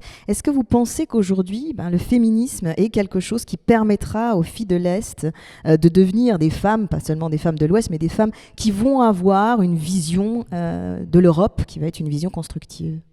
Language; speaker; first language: French; native; French